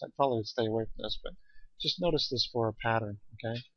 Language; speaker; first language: English; native; English